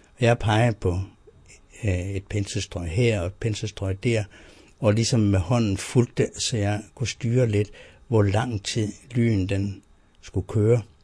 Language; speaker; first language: Danish; native; Danish